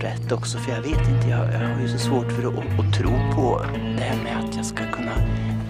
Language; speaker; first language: Swedish; native; Swedish